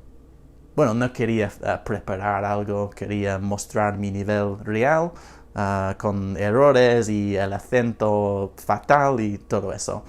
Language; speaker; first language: Spanish; non-native, fluent; English